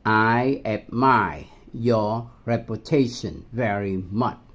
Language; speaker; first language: English; non-native, learner; Vietnamese